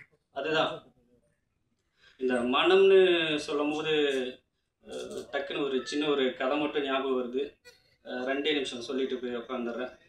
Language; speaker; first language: Tamil; native; Tamil